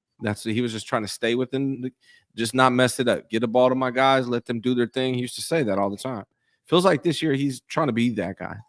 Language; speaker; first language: English; native; English